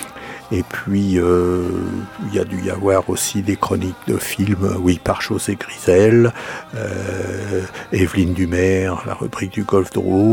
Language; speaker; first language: French; native; French